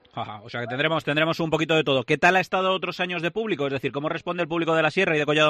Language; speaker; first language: Spanish; native; Spanish